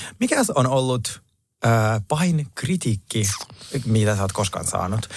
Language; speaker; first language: Finnish; non-native, fluent; Russian